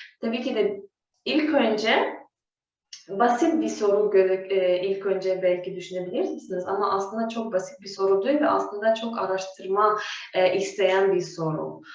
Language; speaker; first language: Turkish; non-native, fluent; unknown